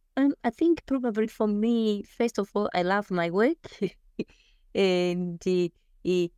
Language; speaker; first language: English; non-native, local second language; Shona